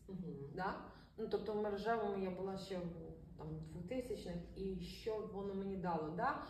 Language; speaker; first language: Ukrainian; non-native, local second language; Russian